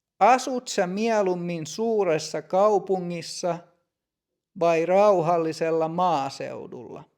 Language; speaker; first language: Finnish; native; Finnish